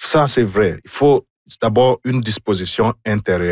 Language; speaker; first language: French; non-native, fluent; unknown